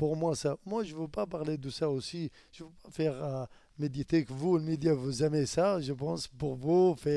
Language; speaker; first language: French; non-native, learner; Arabic